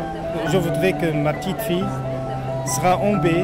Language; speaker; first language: French; non-native, fluent; Arabic